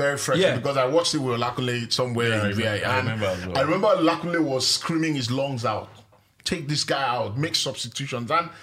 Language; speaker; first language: English; non-native, local second language; Yoruba